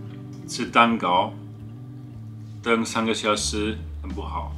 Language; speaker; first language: Chinese; non-native, learner; German